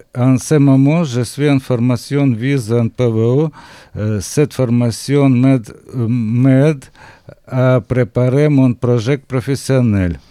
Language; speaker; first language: French; non-native, learner; Ukrainian